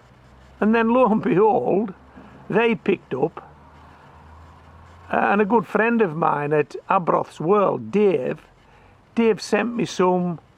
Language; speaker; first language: English; native; English